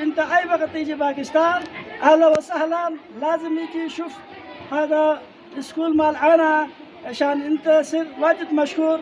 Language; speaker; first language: Arabic; non-native, learner; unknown